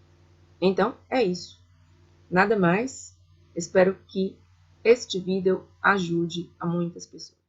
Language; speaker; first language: Portuguese; non-native, fluent; Spanish